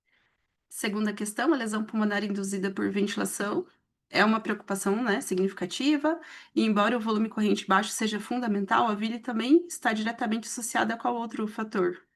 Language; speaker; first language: Portuguese; native; Portuguese